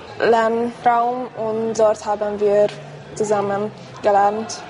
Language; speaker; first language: German; non-native, learner; Hungarian